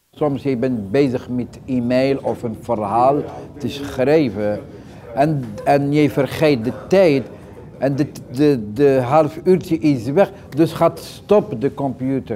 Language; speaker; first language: Dutch; non-native, learner; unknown